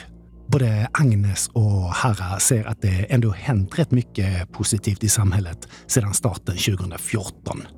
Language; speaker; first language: Swedish; native; Swedish